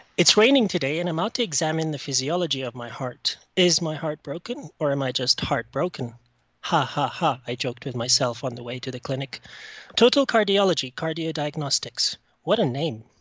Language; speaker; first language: English; non-native, fluent; French